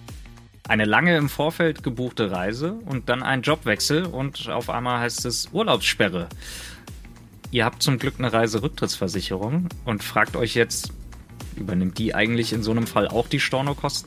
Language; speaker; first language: German; native; German